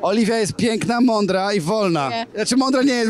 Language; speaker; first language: Polish; native; Polish